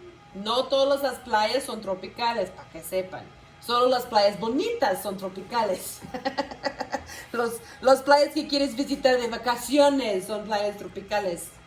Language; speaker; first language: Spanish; non-native, local second language; English